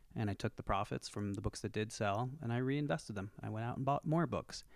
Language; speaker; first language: English; native; English